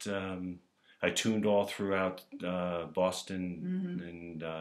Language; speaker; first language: English; native; English